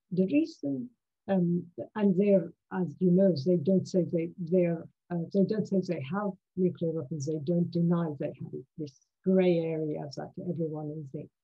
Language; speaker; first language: English; non-native, fluent; Persian